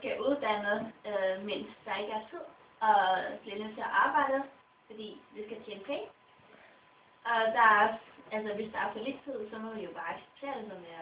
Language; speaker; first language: Danish; non-native, local second language; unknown